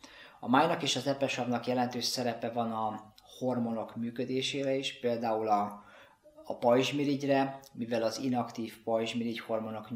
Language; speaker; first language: Hungarian; native; Hungarian